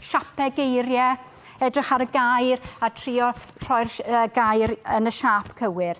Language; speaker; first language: Welsh; native; Welsh